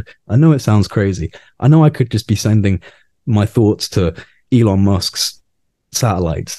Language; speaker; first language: English; native; English